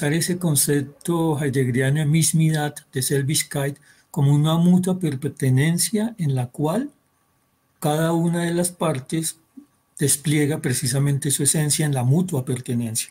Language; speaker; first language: Spanish; native; Spanish